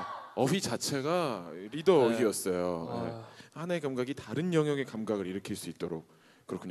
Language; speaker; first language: Korean; native; Korean